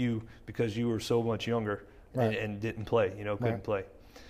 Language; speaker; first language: English; native; English